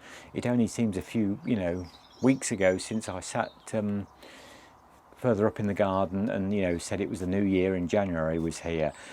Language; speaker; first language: English; native; English